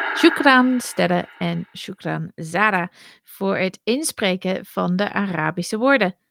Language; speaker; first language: Dutch; non-native, fluent; English